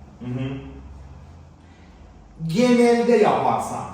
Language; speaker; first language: Turkish; non-native, learner; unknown